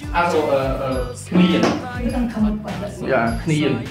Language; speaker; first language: German; non-native, learner; Khmer